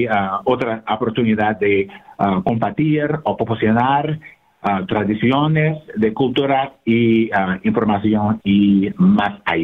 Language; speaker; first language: Spanish; non-native, learner; English